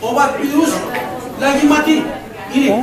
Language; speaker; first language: Indonesian; non-native, learner; Turkish